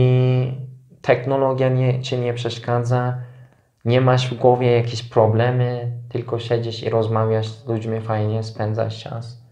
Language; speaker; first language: Polish; non-native, fluent; Turkish